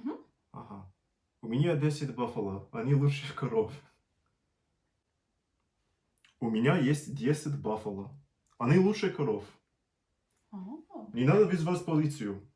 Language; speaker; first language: Russian; non-native, learner; English